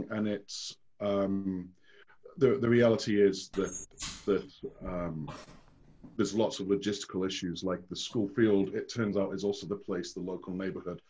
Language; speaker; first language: English; native; English